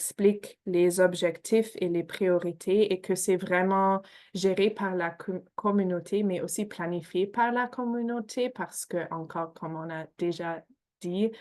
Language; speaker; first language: French; non-native, fluent; English